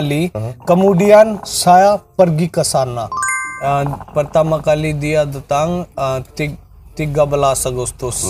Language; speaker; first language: Indonesian; non-native, learner; Hindi